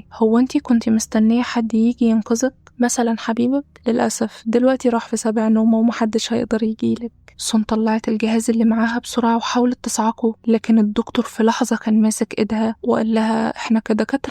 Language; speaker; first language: Arabic; native; Arabic